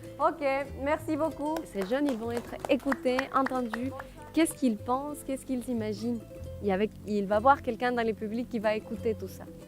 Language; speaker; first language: French; non-native, fluent; Spanish